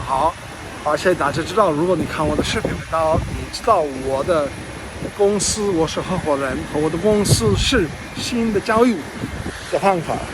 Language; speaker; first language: Chinese; non-native, learner; English